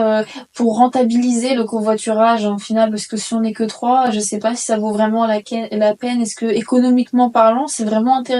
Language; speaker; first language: French; native; French